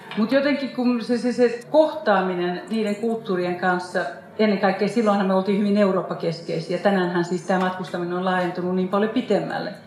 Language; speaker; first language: Finnish; native; Finnish